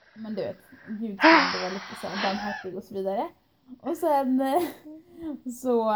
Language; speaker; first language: Swedish; early bilingual, other home language; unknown